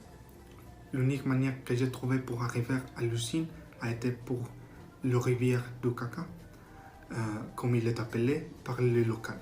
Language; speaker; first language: French; non-native, learner; Spanish